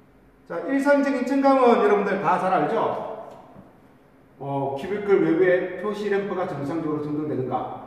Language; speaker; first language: Korean; native; Korean